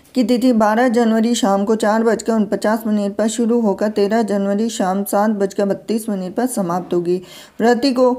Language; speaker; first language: Hindi; native; Hindi